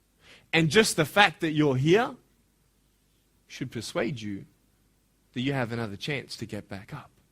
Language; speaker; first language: English; native; English